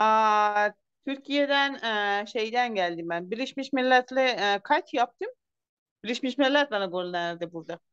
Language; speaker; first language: Turkish; non-native, learner; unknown